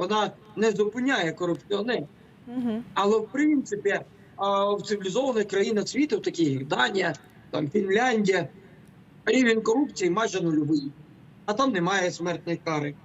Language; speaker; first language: Ukrainian; native; Ukrainian